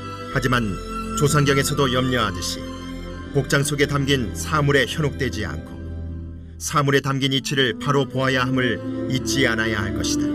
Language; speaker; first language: Korean; native; Korean